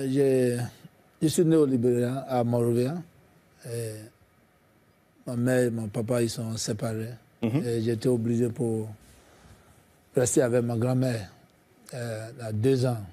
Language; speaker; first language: French; non-native, fluent; English